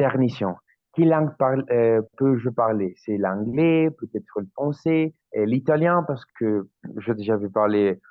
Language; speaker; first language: French; non-native, learner; Spanish